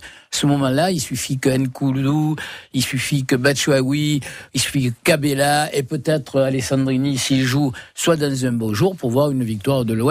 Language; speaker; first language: French; native; French